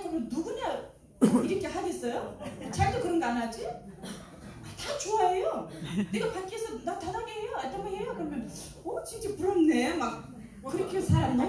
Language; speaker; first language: Korean; non-native, learner; Uzbek